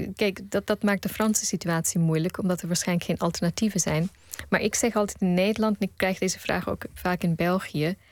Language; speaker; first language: Dutch; early bilingual, other home language; Punjabi